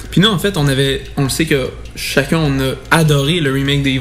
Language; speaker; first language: French; native; French